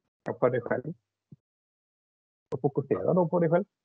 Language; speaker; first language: Swedish; native; Swedish